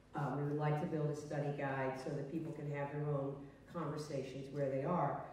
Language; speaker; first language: English; native; English